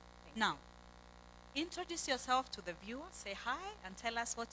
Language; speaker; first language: English; non-native, local second language; Swahili